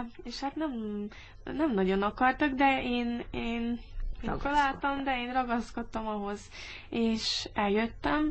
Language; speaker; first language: Hungarian; early bilingual, heritage; English